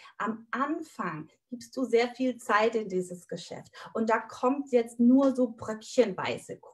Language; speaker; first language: German; native; German